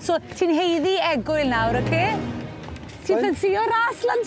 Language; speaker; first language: Welsh; native; Welsh